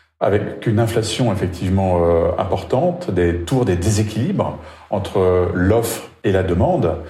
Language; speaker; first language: French; native; French